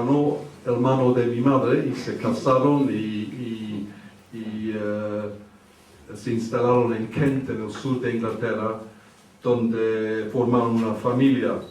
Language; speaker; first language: Spanish; early bilingual, heritage; English